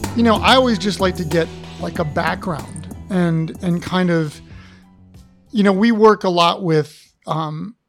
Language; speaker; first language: English; native; English